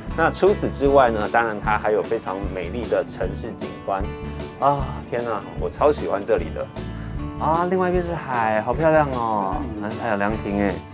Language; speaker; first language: Chinese; native; Chinese